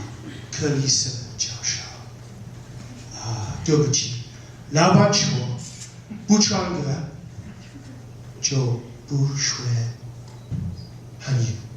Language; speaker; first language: Chinese; non-native, learner; English